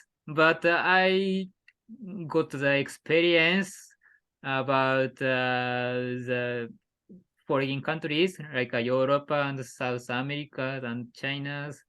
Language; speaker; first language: English; non-native, learner; Japanese